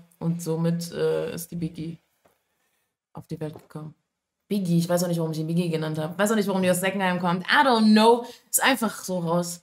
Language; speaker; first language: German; native; German